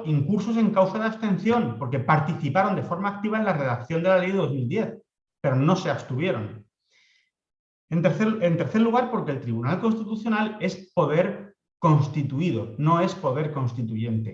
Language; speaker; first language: Spanish; native; Spanish